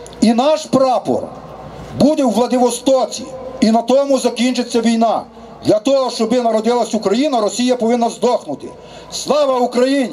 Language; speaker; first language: Ukrainian; native; Ukrainian